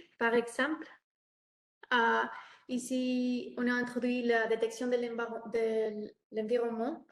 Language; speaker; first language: French; non-native, learner; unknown